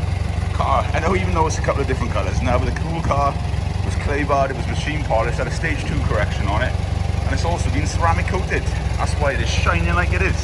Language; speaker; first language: English; native; English